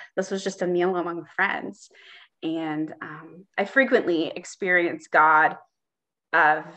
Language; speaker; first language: English; native; English